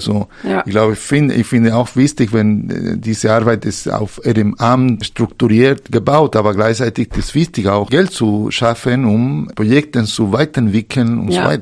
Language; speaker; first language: German; non-native, fluent; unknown